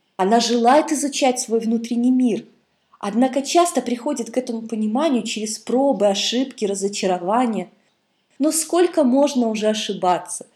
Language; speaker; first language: Russian; native; Russian